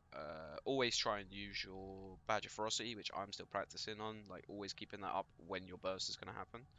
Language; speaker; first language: English; native; English